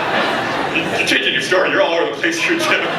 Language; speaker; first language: English; native; English